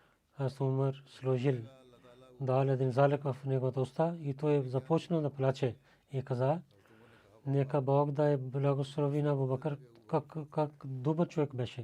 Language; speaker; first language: Bulgarian; non-native, learner; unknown